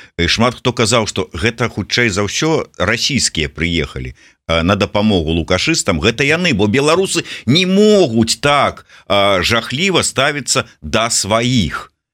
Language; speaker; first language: Belarusian; non-native, local second language; Russian